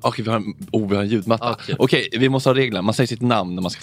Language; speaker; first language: Swedish; native; Swedish